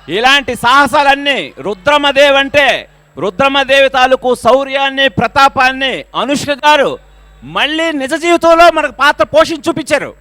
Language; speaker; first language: Telugu; native; Telugu